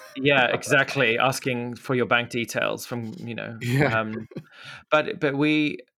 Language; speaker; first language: English; native; English